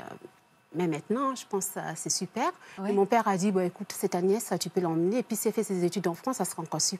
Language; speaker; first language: French; early bilingual, other home language; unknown